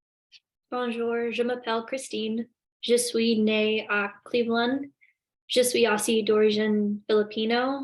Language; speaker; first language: French; non-native, learner; English